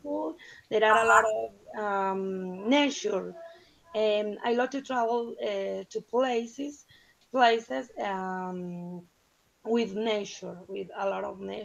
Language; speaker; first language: English; non-native, learner; Spanish